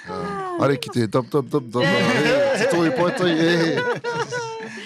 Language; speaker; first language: Māori; non-native, local second language; English